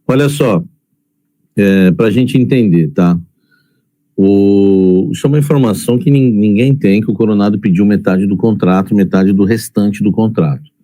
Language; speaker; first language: Portuguese; native; Portuguese